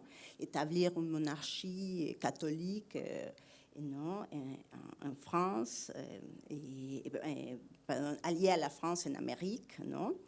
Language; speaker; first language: French; non-native, fluent; Spanish